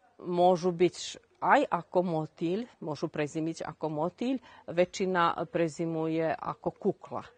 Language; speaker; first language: Slovak; native; Slovak